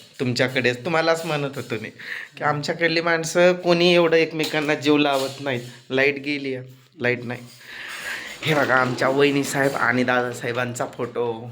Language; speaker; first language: Marathi; native; Marathi